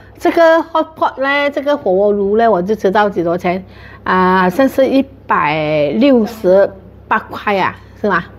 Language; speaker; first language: Chinese; native; Chinese